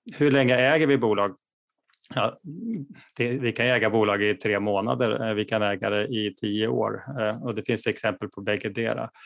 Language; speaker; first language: Swedish; native; Swedish